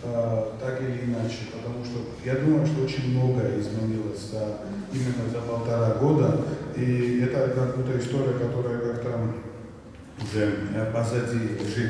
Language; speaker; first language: Russian; non-native, fluent; Georgian